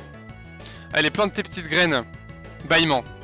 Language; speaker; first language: French; native; French